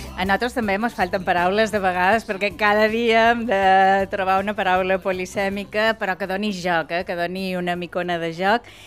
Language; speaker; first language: Catalan; native; Catalan